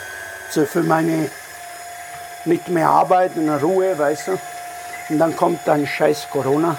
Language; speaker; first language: German; non-native, fluent; Italian